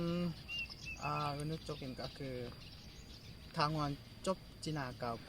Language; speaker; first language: Korean; non-native, learner; Lao